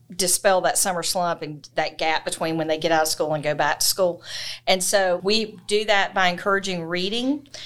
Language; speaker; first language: English; native; English